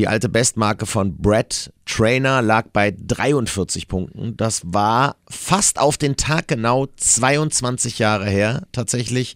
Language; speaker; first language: German; native; German